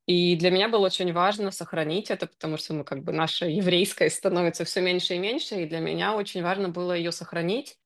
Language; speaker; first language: Russian; native; Russian